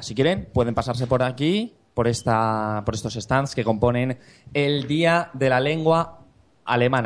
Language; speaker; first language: Spanish; native; Spanish